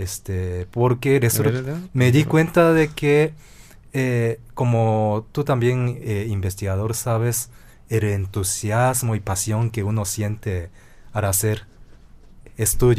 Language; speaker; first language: Spanish; non-native, fluent; Japanese